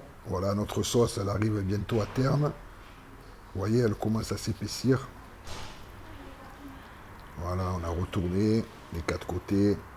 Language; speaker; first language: French; native; French